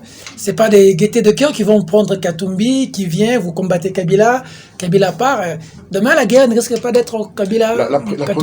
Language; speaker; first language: French; non-native, local second language; Lingala